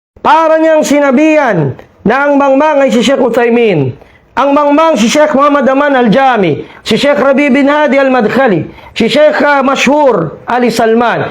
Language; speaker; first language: Filipino; non-native, local second language; Maranao